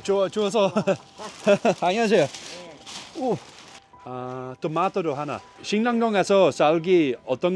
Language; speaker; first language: Korean; non-native, learner; Dutch